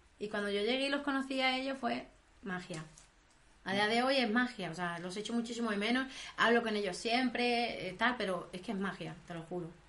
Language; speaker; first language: Spanish; native; Spanish